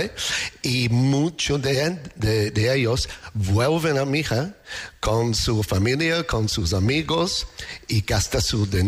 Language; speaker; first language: Spanish; non-native, learner; English